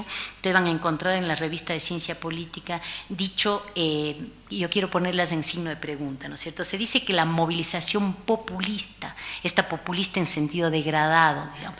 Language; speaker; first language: Spanish; native; Spanish